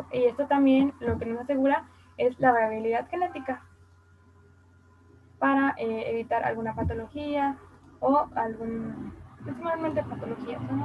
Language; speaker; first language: Spanish; native; Spanish